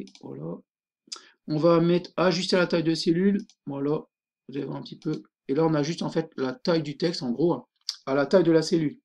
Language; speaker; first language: French; native; French